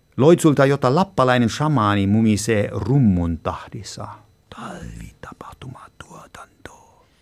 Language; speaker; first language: Finnish; non-native, fluent; German